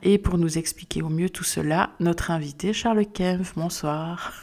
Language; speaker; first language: French; native; French